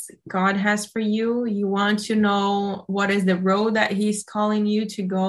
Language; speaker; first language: English; non-native, fluent; Portuguese